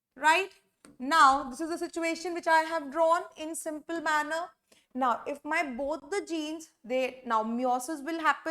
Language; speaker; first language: English; non-native, local second language; Hindi